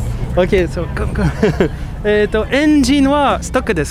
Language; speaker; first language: Japanese; non-native, learner; French